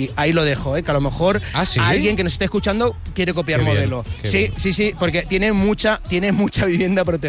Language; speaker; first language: Spanish; native; Spanish